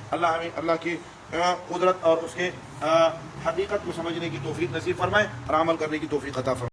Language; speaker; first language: Urdu; non-native, local second language; Pashto